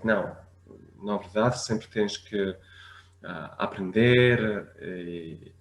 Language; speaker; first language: Portuguese; non-native, fluent; French